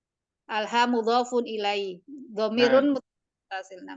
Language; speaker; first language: Arabic; non-native, learner; Indonesian